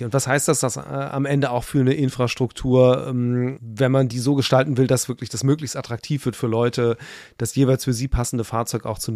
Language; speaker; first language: German; native; German